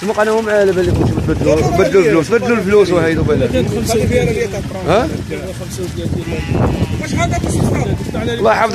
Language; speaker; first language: Arabic; native; Arabic